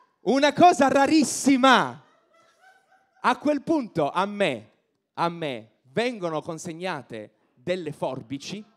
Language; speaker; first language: Italian; native; Italian